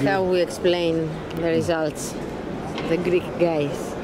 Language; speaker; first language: English; non-native, fluent; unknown